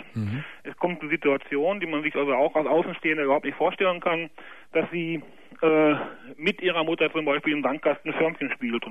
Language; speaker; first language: German; native; German